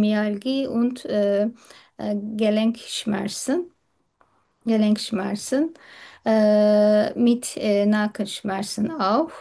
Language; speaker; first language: German; non-native, learner; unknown